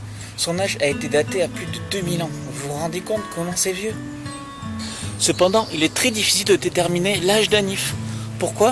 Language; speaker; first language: French; native; French